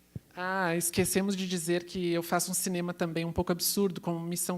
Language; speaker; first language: Portuguese; native; Portuguese